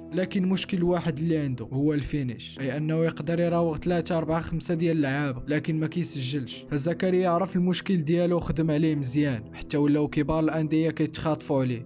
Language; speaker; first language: Arabic; native; Arabic